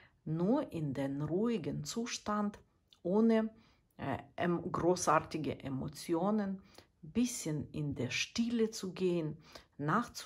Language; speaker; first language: German; non-native, fluent; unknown